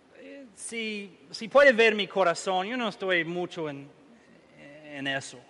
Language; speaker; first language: Spanish; non-native, learner; English